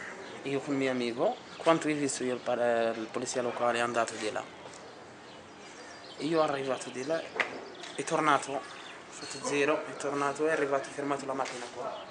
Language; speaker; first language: Italian; non-native, learner; Arabic